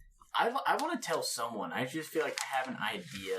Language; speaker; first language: English; native; English